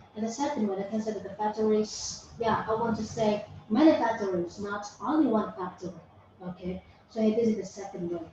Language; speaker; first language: English; non-native, fluent; Vietnamese